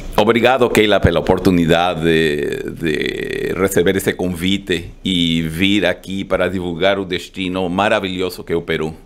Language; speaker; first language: Portuguese; non-native, fluent; Spanish